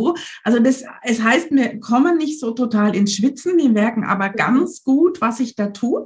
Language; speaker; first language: German; native; German